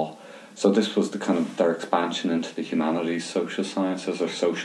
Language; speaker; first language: English; native; English